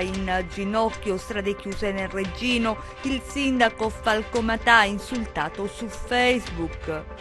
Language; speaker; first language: Italian; native; Italian